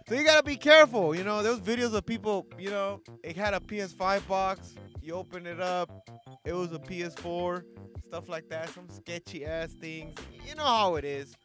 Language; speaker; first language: English; early bilingual, other home language; Spanish